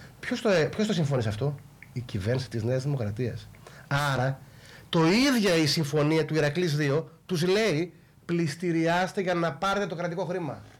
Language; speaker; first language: Greek; native; Greek